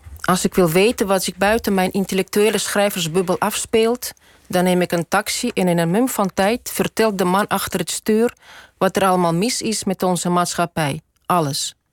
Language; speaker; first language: Dutch; non-native, fluent; Russian